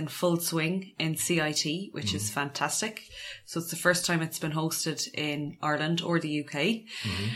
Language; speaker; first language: English; native; English